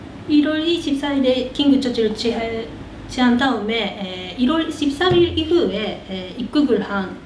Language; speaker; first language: Korean; early bilingual, heritage; Korean